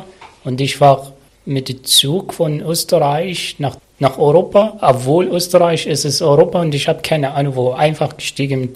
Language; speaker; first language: German; non-native, local second language; Arabic